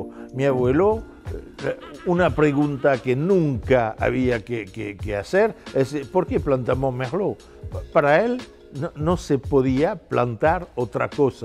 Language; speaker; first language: Spanish; non-native, fluent; French